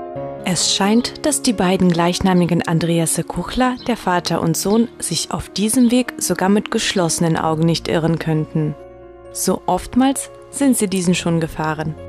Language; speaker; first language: German; non-native, fluent; Ukrainian